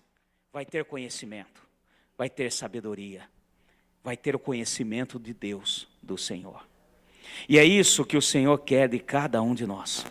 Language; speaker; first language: Portuguese; native; Portuguese